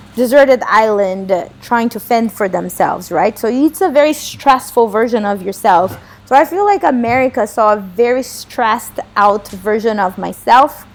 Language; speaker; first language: English; non-native, fluent; Portuguese